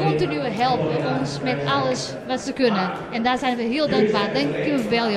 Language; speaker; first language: Dutch; non-native, fluent; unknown